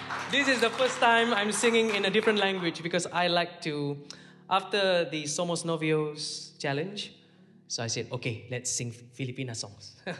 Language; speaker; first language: English; non-native, local second language; Malay